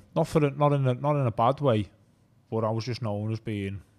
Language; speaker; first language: English; native; English